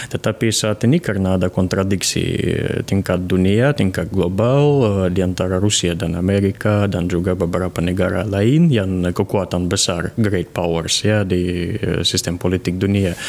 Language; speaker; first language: Indonesian; non-native, fluent; Russian